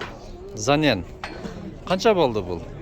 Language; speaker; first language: Kyrgyz; non-native, local second language; Uzbek